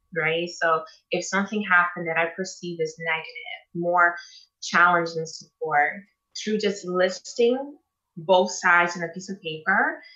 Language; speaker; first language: English; non-native, fluent; Portuguese